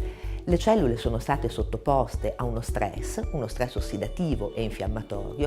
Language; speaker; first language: Italian; native; Italian